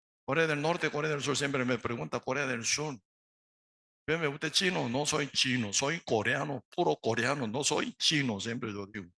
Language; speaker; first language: Spanish; non-native, learner; Korean